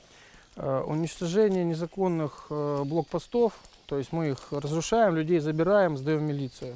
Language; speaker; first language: Russian; native; Russian